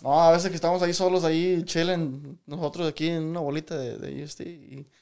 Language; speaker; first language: Spanish; early bilingual, other home language; English